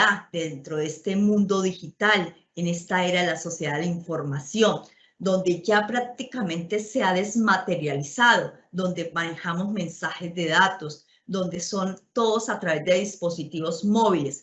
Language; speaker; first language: Spanish; native; Spanish